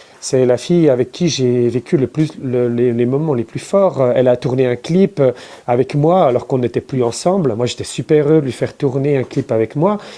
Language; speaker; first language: French; native; French